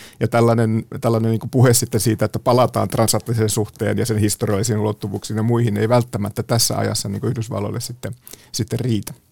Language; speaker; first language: Finnish; native; Finnish